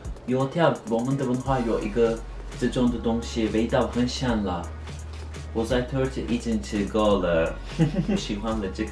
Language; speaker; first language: Chinese; non-native, learner; Turkish